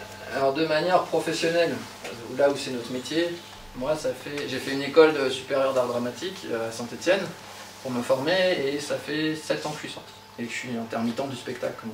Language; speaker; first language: French; native; French